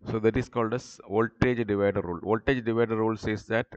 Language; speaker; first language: English; non-native, local second language; Malayalam